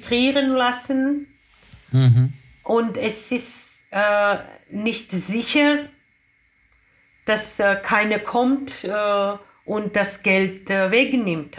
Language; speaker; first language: German; non-native, fluent; Georgian